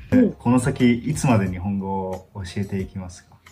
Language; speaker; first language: Japanese; non-native, fluent; English